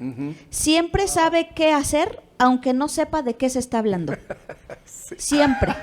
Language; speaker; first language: Spanish; native; Spanish